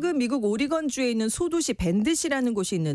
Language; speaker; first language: Korean; native; Korean